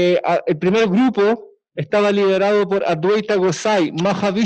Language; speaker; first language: Spanish; native; Spanish